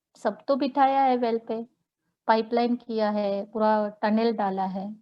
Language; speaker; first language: Hindi; non-native, local second language; Marathi